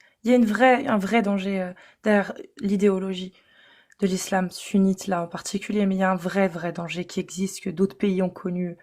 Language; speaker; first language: French; native; French